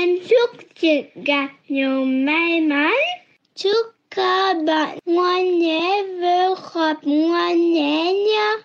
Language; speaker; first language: Vietnamese; early bilingual, heritage; Vietnamese